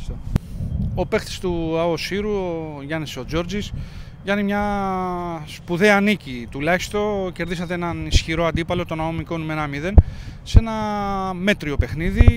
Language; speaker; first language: Greek; native; Greek